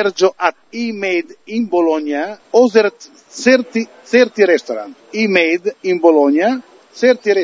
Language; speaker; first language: English; non-native, learner; Italian